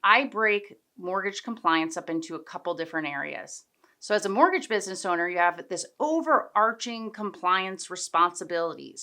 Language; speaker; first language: English; native; English